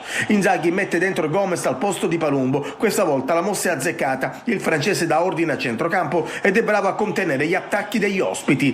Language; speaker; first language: Italian; native; Italian